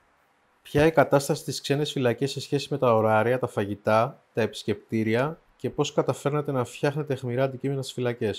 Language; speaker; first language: Greek; native; Greek